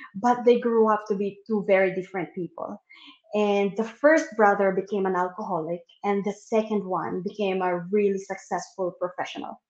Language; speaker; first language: English; non-native, local second language; Filipino